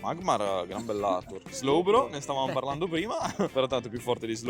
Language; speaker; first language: Italian; native; Italian